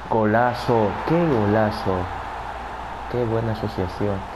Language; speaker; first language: Spanish; native; Spanish